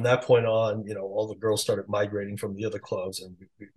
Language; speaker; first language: English; early bilingual, other home language; Chinese